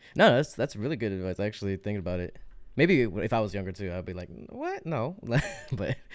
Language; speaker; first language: English; native; English